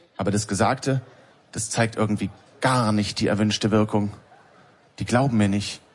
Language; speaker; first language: German; native; German